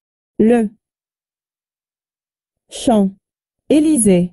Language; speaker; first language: French; non-native, learner; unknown